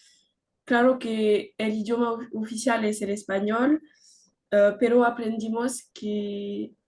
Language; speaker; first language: Spanish; non-native, learner; French